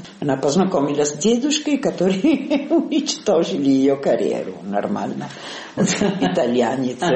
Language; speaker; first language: Russian; non-native, fluent; Italian